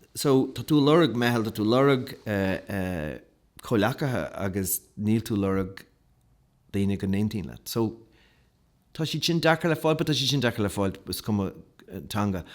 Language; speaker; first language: Irish; native; Irish